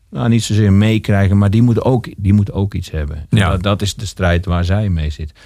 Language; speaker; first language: Dutch; native; Dutch